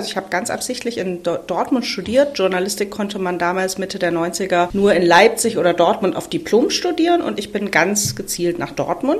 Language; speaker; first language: German; native; German